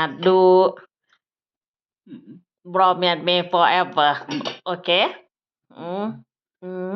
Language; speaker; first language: Swedish; non-native, learner; Thai